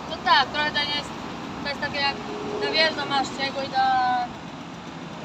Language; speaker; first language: Polish; non-native, learner; Croatian